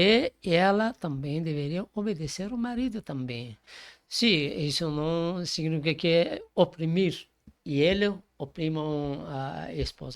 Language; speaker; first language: Portuguese; non-native, fluent; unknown